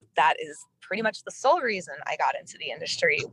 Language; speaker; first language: English; native; English